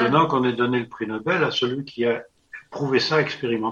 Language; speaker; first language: French; native; French